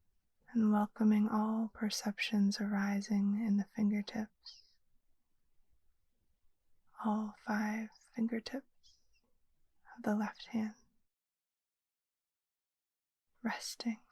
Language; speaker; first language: English; native; English